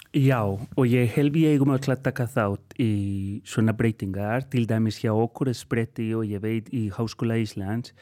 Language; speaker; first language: Icelandic; non-native, fluent; Spanish